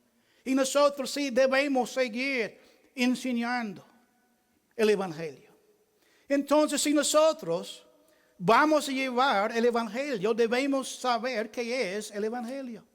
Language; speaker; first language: Spanish; non-native, fluent; English